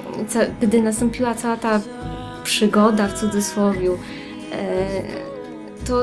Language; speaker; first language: Polish; native; Polish